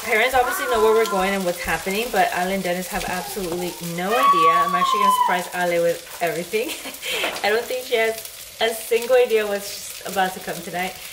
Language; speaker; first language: English; early bilingual, other home language; Spanish